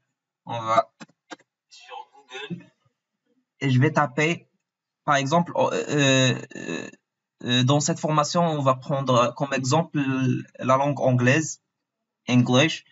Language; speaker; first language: French; non-native, local second language; Arabic